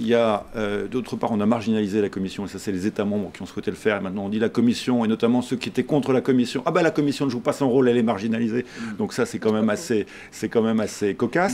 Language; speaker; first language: French; native; French